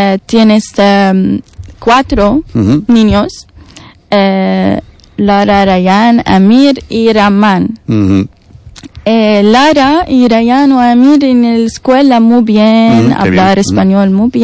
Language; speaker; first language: Spanish; non-native, learner; Arabic